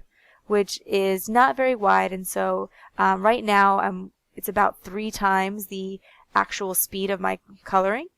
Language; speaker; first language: English; native; English